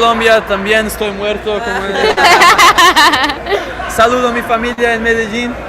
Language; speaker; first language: Spanish; non-native, learner; English